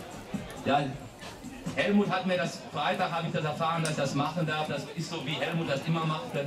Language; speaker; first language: German; native; German